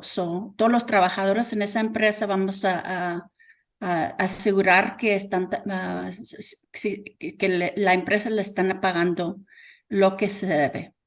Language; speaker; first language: Spanish; early bilingual, heritage; Spanish